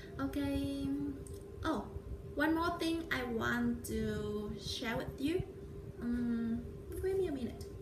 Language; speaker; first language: English; non-native, learner; Vietnamese